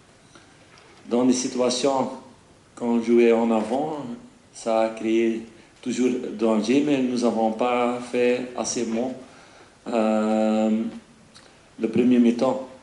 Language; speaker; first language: French; non-native, fluent; Dutch